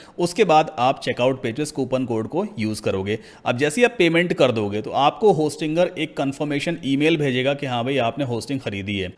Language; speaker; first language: Hindi; native; Hindi